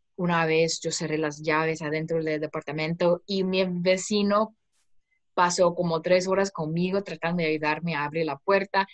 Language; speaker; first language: Spanish; non-native, fluent; English